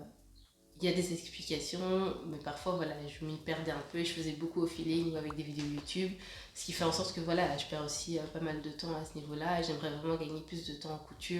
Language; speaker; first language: French; native; French